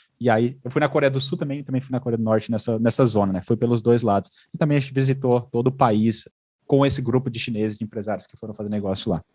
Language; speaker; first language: Portuguese; native; Portuguese